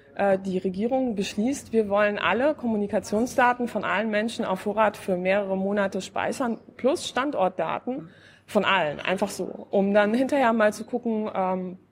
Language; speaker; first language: German; non-native, fluent; Polish